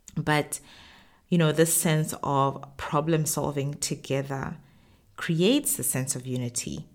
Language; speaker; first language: English; non-native, local second language; Tswana